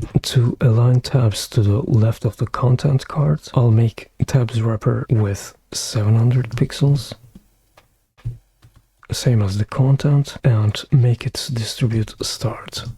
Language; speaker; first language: English; non-native, fluent; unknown